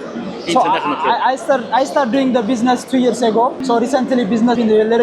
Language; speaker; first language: English; non-native, learner; Amharic